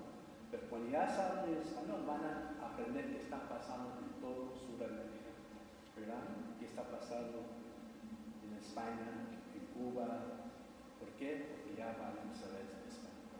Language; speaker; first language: Spanish; non-native, learner; English